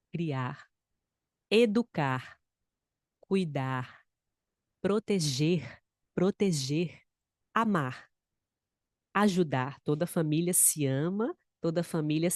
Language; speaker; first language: Portuguese; non-native, fluent; Spanish